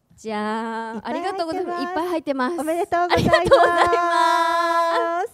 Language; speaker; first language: Japanese; native; Japanese